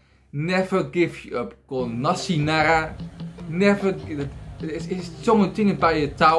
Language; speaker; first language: Dutch; native; Dutch